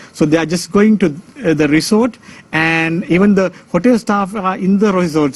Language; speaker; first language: English; non-native, local second language; Sinhala